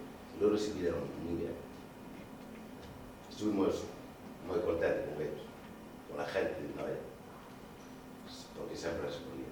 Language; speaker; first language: Spanish; non-native, fluent; Wolof